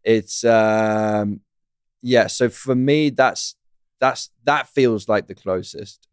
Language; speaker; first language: English; native; English